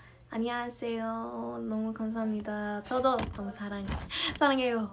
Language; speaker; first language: Korean; non-native, learner; English